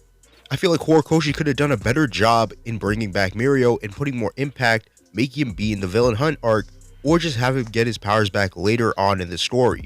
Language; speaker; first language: English; native; English